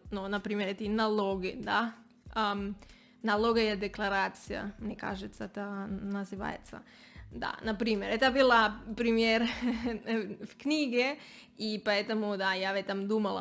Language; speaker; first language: Russian; non-native, learner; Spanish